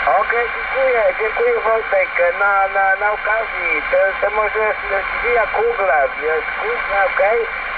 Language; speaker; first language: Polish; non-native, learner; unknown